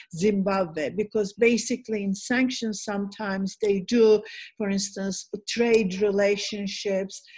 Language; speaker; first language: English; non-native, fluent; Turkish